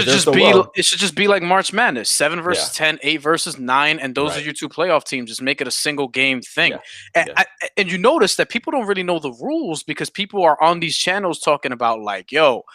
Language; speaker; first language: English; native; English